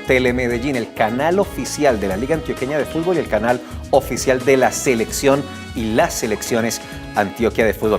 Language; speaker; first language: Spanish; native; Spanish